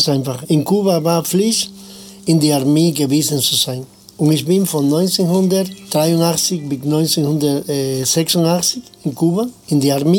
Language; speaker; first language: German; non-native, fluent; Spanish